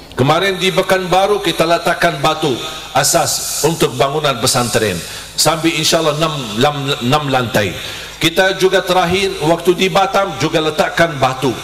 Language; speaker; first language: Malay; non-native, fluent; Arabic